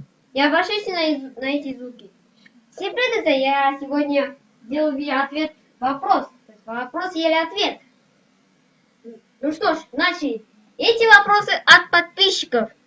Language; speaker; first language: Russian; non-native, local second language; Kazakh